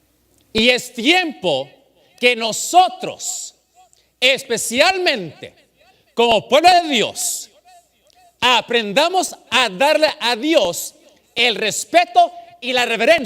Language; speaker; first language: Spanish; early bilingual, heritage; English